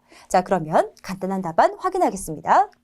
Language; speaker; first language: Korean; native; Korean